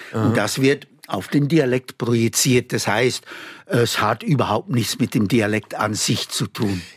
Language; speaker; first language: German; non-native, fluent; English